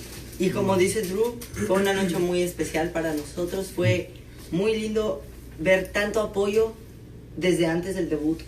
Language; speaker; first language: Spanish; native; Spanish